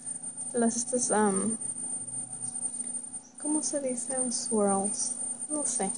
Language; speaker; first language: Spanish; early bilingual, heritage; Spanish